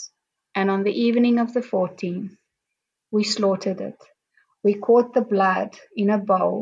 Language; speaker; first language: English; non-native, local second language; Afrikaans